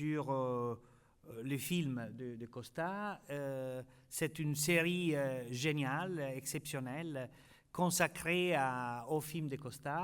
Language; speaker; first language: French; non-native, fluent; Italian